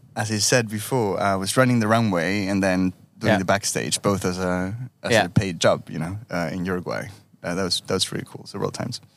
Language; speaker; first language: English; non-native, fluent; Spanish